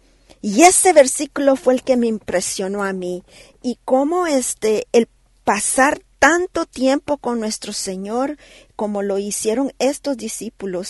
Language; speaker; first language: Spanish; native; Spanish